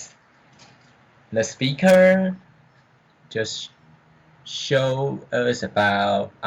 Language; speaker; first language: English; non-native, learner; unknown